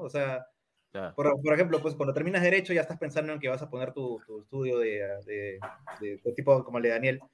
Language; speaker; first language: Spanish; native; Spanish